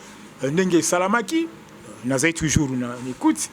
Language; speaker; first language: French; non-native, local second language; Lingala